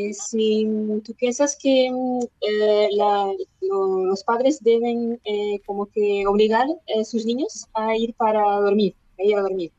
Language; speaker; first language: Spanish; non-native, local second language; Portuguese